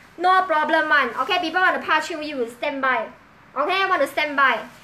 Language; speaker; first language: English; non-native, local second language; Min Nan Chinese